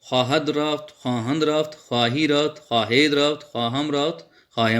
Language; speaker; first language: Persian; non-native, fluent; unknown